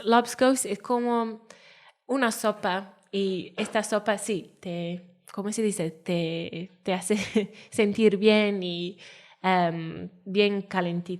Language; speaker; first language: Spanish; non-native, learner; Welsh